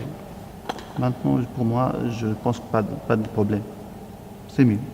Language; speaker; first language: French; non-native, learner; Arabic